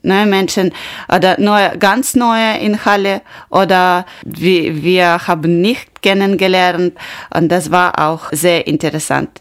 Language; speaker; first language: German; non-native, learner; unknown